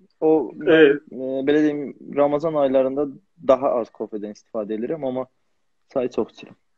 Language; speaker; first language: Azerbaijani; native; Azerbaijani